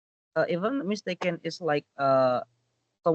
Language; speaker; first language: English; non-native, learner; Indonesian